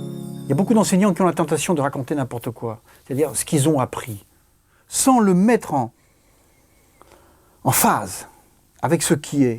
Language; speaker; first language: French; native; French